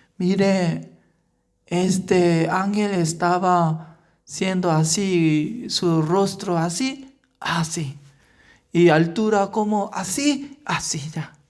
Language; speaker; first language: Spanish; non-native, fluent; Korean